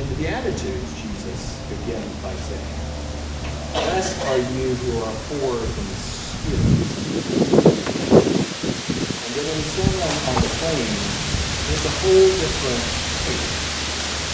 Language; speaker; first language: English; native; English